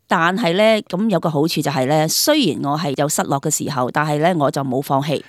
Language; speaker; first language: Cantonese; native; Cantonese